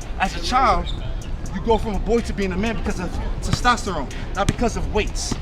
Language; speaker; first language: English; native; English